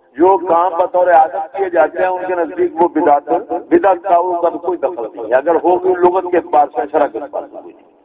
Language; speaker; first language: Urdu; non-native, local second language; Punjabi